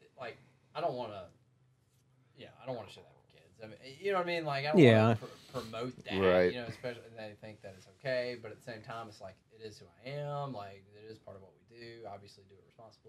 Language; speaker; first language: English; native; English